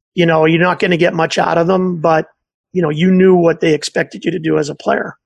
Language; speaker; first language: English; native; English